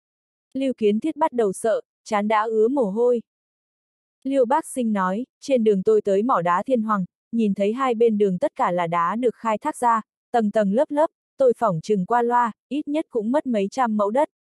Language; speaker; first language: Vietnamese; native; Vietnamese